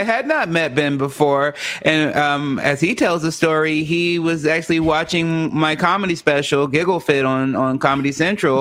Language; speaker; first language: English; native; English